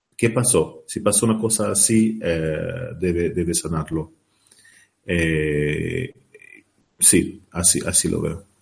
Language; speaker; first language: Spanish; non-native, learner; Arabic